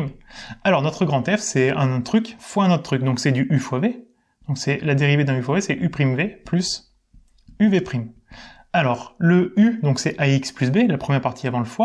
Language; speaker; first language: French; native; French